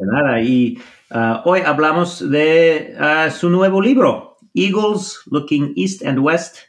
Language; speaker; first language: Spanish; non-native, fluent; English